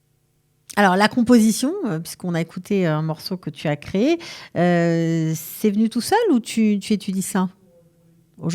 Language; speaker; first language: French; native; French